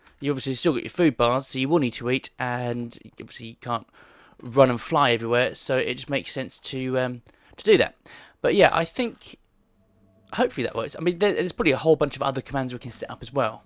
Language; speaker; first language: English; native; English